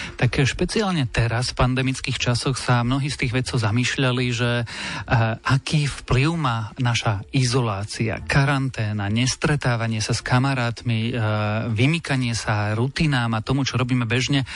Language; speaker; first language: Slovak; native; Slovak